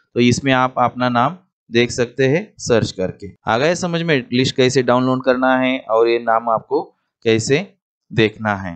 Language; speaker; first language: Hindi; non-native, local second language; Marathi